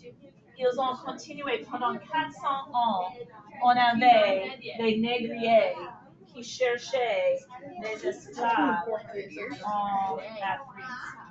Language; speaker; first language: French; non-native, fluent; English